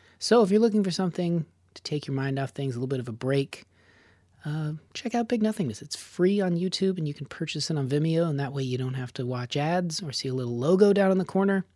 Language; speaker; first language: English; native; English